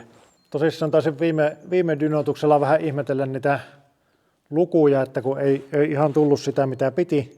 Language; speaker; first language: Finnish; native; Finnish